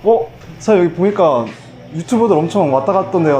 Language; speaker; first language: Korean; native; Korean